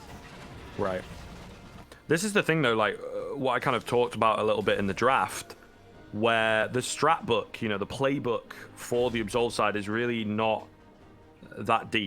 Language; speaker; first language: English; native; English